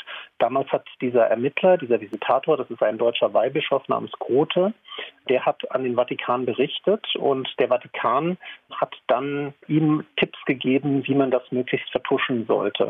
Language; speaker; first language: German; native; German